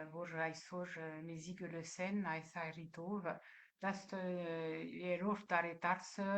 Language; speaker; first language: Armenian; early bilingual, heritage; Armenian